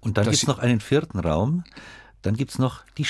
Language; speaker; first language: German; native; German